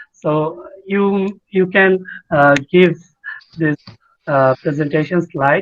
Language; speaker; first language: English; non-native, fluent; Bangla